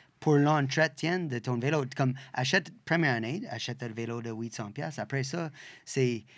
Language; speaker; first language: French; non-native, local second language; English